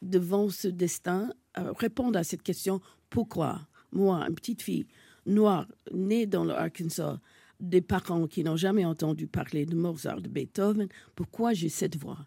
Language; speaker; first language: French; non-native, fluent; English